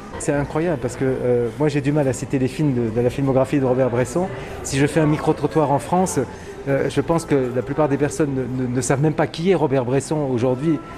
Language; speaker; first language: French; native; French